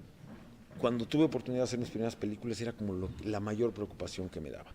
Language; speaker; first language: Spanish; native; Spanish